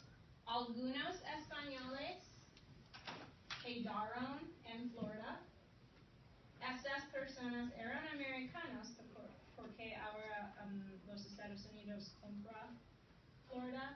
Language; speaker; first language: Spanish; non-native, fluent; English